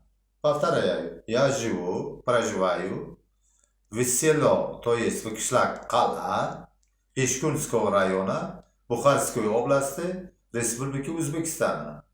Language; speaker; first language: Russian; non-native, local second language; Uzbek